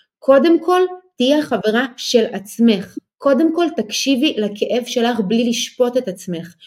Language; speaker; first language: Hebrew; early bilingual, other home language; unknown